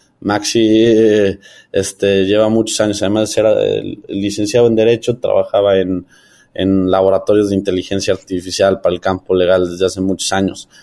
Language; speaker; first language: Spanish; early bilingual, heritage; Spanish